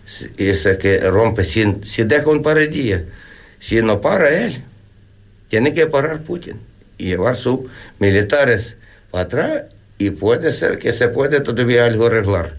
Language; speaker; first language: Spanish; non-native, learner; Ukrainian